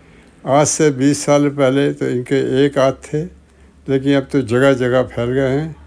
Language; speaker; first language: Urdu; native; Urdu